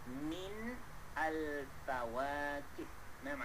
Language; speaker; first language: Arabic; non-native, fluent; Malay